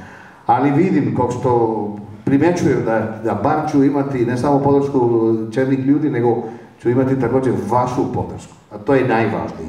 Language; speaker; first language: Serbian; non-native, fluent; Spanish